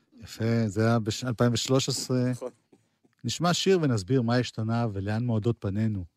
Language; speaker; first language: Hebrew; native; Hebrew